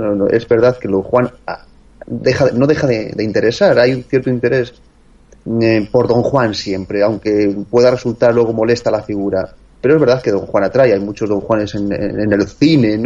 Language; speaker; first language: Spanish; native; Spanish